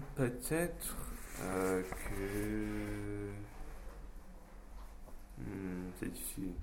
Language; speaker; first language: French; non-native, fluent; English